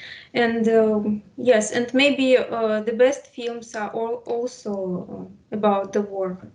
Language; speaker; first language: English; non-native, fluent; Russian